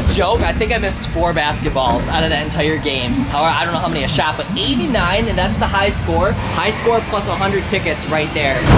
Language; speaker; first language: English; native; English